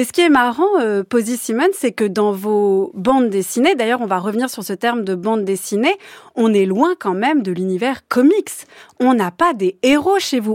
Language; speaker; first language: French; native; French